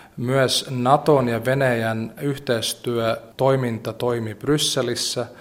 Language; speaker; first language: Finnish; non-native, fluent; Latvian